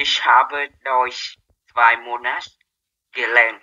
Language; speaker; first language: German; non-native, learner; Vietnamese